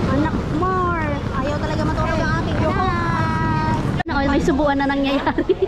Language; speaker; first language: Filipino; non-native, local second language; Cebuano